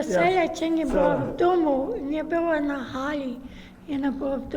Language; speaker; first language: Polish; early bilingual, heritage; Polish